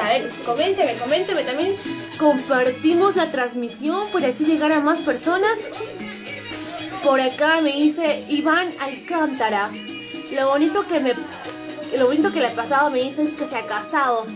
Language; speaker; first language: Spanish; native; Spanish